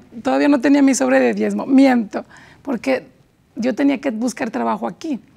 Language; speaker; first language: Spanish; native; Spanish